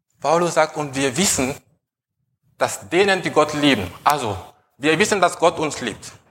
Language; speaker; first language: German; non-native, fluent; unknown